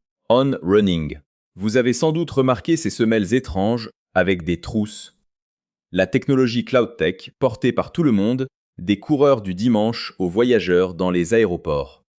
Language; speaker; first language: French; native; French